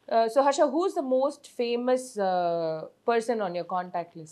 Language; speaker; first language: English; non-native, local second language; Tamil